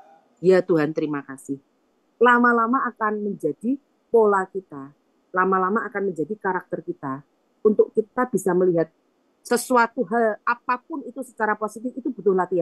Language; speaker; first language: Indonesian; native; Indonesian